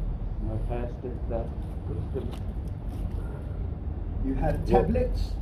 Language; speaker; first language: English; native; English